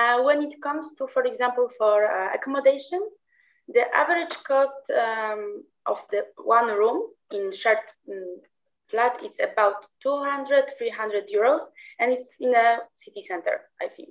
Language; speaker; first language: English; non-native, fluent; Polish